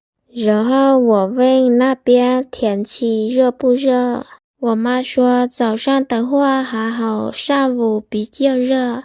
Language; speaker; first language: Chinese; non-native, fluent; Lao